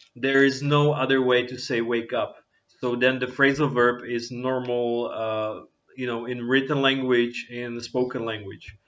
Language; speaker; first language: English; non-native, fluent; Czech